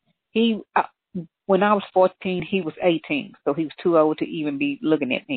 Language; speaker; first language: English; native; English